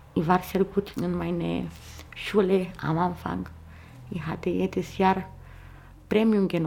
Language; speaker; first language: German; non-native, learner; Romanian